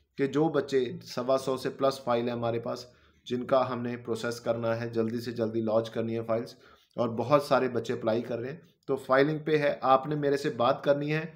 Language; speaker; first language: Hindi; non-native, local second language; Punjabi